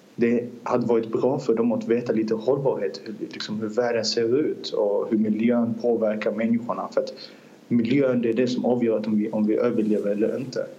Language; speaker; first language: Swedish; early bilingual, other home language; Azerbaijani